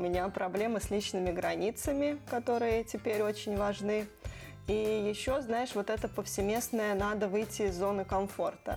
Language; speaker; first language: Russian; native; Russian